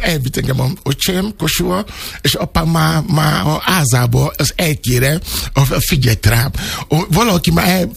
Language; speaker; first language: Hungarian; non-native, learner; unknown